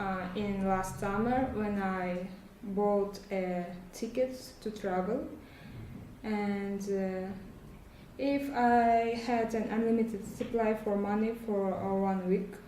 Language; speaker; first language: English; non-native, learner; Russian